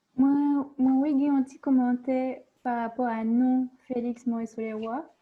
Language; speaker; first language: French; non-native, learner; English